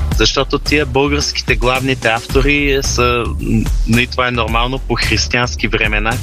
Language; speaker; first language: Bulgarian; early bilingual, heritage; Bulgarian